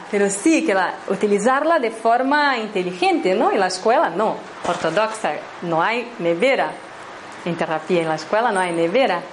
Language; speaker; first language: Spanish; non-native, fluent; Portuguese